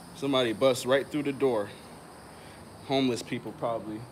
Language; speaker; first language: English; native; English